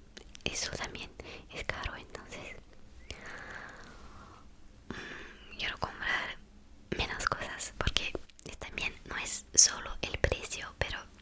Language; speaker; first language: Spanish; non-native, fluent; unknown